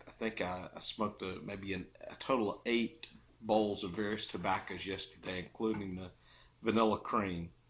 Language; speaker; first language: English; native; English